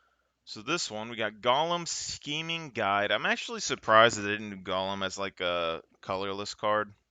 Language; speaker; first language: English; native; English